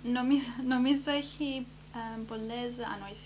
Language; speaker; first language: Greek; early bilingual, heritage; Greek